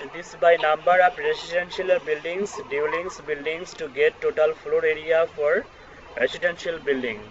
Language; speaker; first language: English; non-native, local second language; Bangla